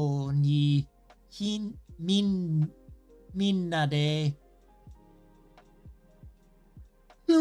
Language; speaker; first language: Japanese; non-native, learner; English